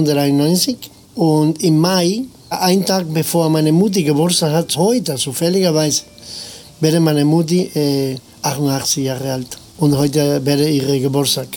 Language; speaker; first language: German; non-native, fluent; Spanish